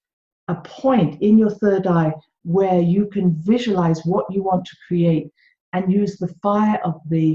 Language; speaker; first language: English; native; English